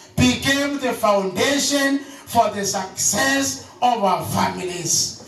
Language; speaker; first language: English; non-native, local second language; Swahili